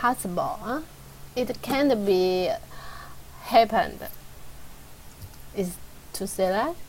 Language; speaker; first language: English; non-native, learner; Chinese